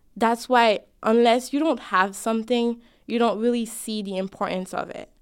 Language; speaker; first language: English; non-native, fluent; Haitian Creole